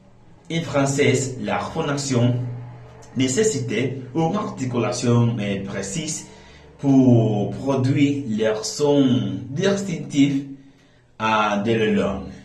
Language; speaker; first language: French; non-native, learner; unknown